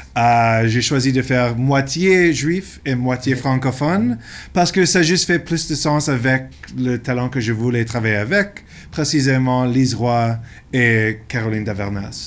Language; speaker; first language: French; non-native, local second language; English